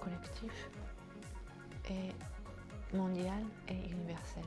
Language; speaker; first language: French; non-native, fluent; Japanese